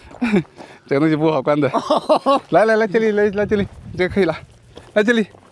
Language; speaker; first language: Chinese; non-native, learner; Kannada